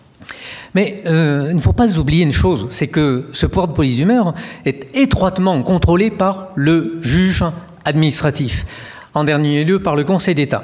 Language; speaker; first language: French; native; French